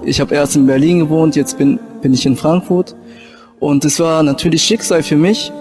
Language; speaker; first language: German; early bilingual, other home language; Japanese